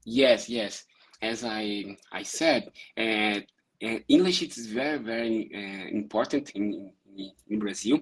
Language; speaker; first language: English; non-native, learner; Portuguese